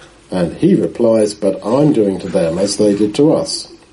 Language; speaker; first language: English; native; English